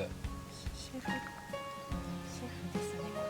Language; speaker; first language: Japanese; native; Japanese